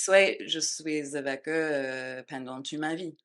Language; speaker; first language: French; non-native, fluent; English